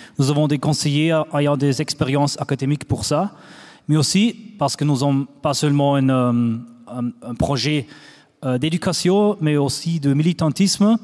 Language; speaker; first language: French; non-native, fluent; German